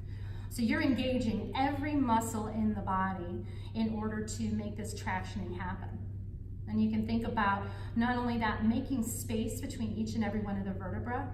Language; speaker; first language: English; native; English